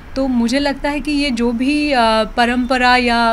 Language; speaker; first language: Hindi; non-native, local second language; Marathi